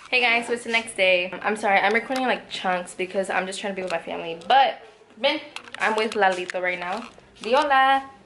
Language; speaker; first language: English; early bilingual, other home language; Spanish